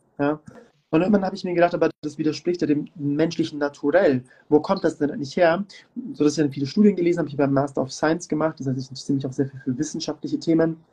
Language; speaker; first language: German; early bilingual, other home language; Turkish